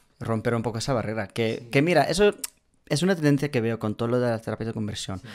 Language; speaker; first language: Spanish; non-native, fluent; English